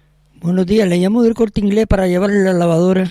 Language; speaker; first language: Spanish; native; Spanish